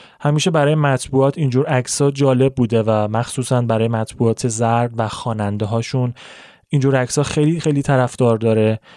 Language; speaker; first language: Persian; native; Persian